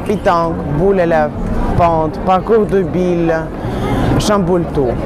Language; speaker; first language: French; non-native, learner; Russian